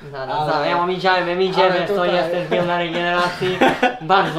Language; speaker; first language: Polish; non-native, learner; Serbian